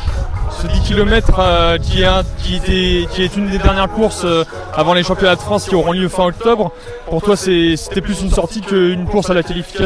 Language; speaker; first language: French; native; French